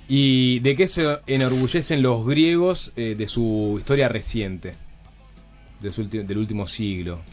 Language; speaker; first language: Spanish; native; Spanish